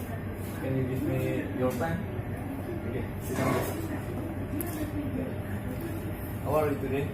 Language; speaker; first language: English; non-native, learner; Indonesian